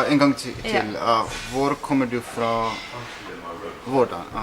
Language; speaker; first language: Swedish; non-native, learner; English